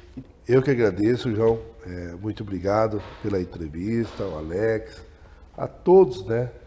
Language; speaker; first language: Portuguese; native; Portuguese